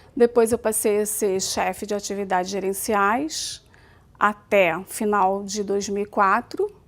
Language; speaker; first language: Portuguese; native; Portuguese